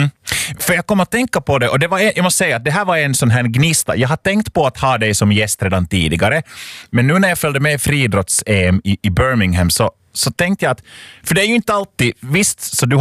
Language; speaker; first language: Swedish; native; Swedish